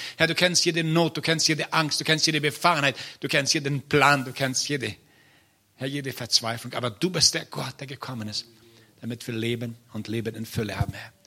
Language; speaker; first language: German; non-native, fluent; Portuguese